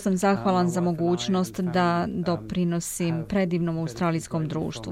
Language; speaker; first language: Serbian; native; Serbian